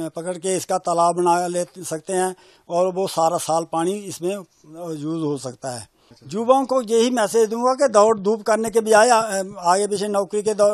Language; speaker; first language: Hindi; native; Hindi